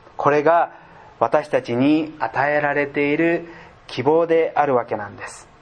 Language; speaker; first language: Japanese; native; Japanese